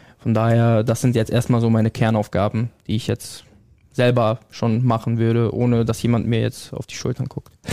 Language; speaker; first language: German; early bilingual, other home language; Italian